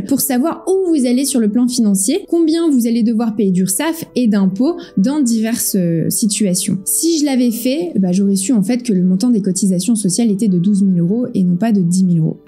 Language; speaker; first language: French; native; French